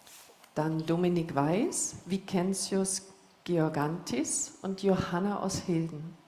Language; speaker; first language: German; native; German